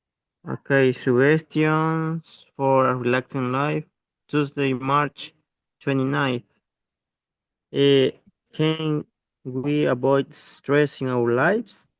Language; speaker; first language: English; non-native, learner; Spanish